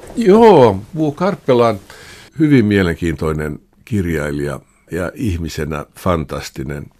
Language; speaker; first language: Finnish; non-native, local second language; Swedish